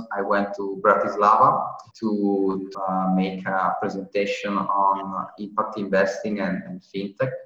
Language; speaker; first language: English; non-native, fluent; Italian